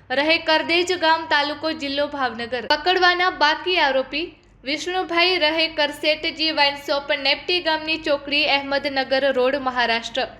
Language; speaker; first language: Gujarati; native; Gujarati